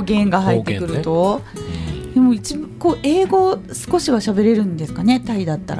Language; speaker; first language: Japanese; native; Japanese